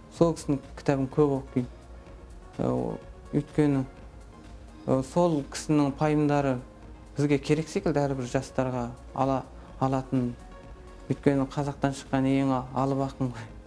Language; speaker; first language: Kazakh; native; Kazakh